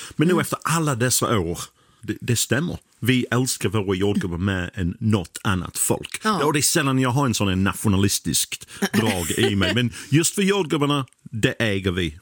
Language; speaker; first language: Swedish; non-native, fluent; English